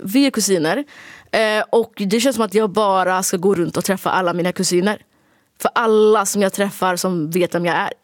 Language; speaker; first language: Swedish; early bilingual, other home language; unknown